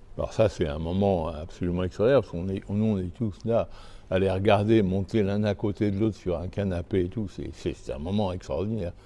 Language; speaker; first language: French; native; French